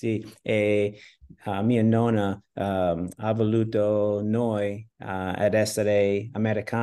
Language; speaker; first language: Italian; non-native, learner; English